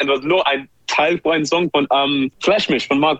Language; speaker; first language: German; non-native, learner; English